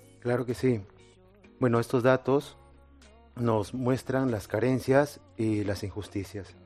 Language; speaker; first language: Spanish; native; Spanish